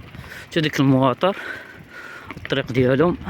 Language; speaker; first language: Arabic; native; Arabic